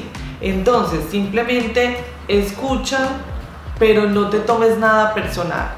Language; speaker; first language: Spanish; native; Spanish